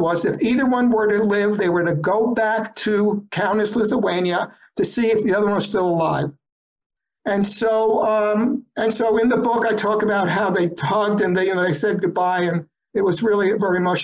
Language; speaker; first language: English; early bilingual, other home language; Yiddish